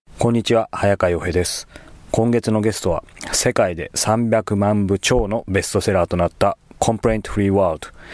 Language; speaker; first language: Japanese; native; Japanese